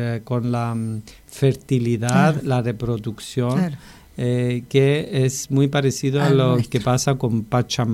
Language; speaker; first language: Spanish; non-native, fluent; Greek